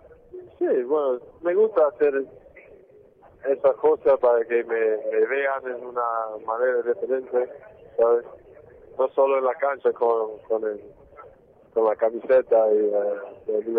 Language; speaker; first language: Spanish; non-native, fluent; English